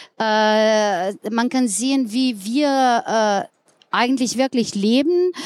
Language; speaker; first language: German; non-native, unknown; Slovenian